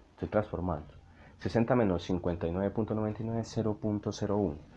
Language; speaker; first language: Spanish; native; Spanish